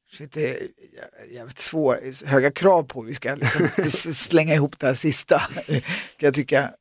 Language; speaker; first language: Swedish; native; Swedish